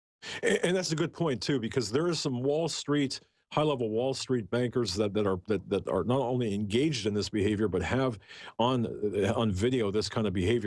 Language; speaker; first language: English; native; English